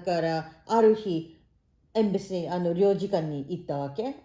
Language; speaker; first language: Japanese; early bilingual, heritage; Japanese